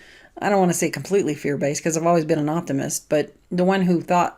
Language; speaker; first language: English; native; English